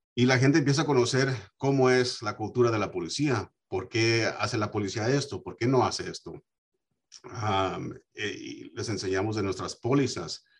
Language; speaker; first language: Spanish; early bilingual, heritage; Spanish